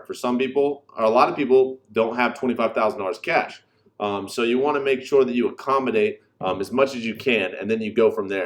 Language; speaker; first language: English; native; English